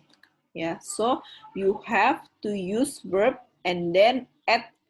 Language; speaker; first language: English; non-native, fluent; Indonesian